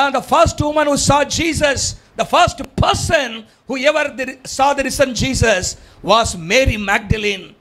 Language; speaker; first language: English; non-native, local second language; Tamil